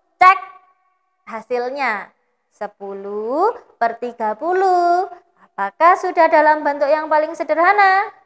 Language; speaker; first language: Indonesian; native; Indonesian